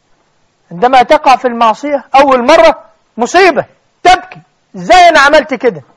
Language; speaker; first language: Arabic; native; Arabic